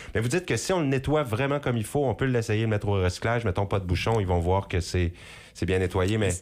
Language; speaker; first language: French; native; French